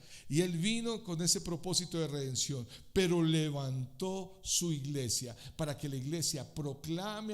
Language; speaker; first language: Spanish; native; Spanish